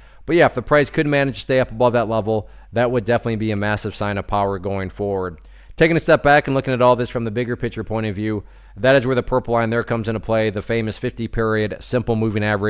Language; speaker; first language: English; native; English